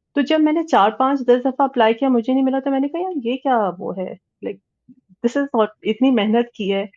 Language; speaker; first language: Hindi; early bilingual, heritage; Urdu